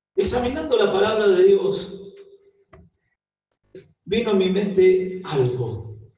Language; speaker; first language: Spanish; native; Spanish